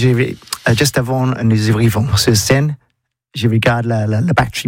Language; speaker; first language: French; non-native, learner; English